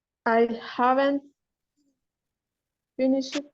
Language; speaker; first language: English; non-native, learner; Spanish